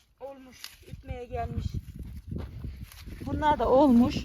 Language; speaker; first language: Turkish; native; Turkish